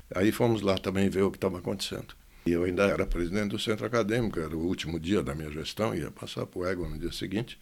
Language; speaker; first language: Portuguese; native; Portuguese